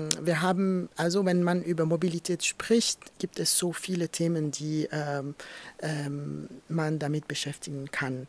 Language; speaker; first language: German; non-native, fluent; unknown